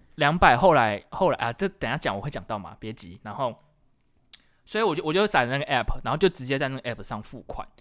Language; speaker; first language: Chinese; native; Chinese